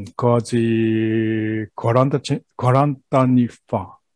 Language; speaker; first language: Italian; non-native, learner; Japanese